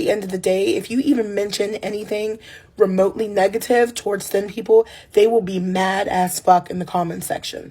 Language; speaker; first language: English; native; English